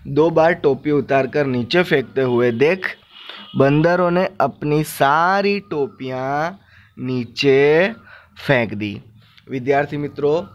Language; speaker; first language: Hindi; non-native, local second language; Gujarati